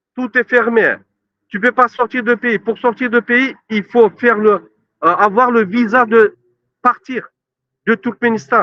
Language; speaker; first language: French; non-native, learner; Turkmen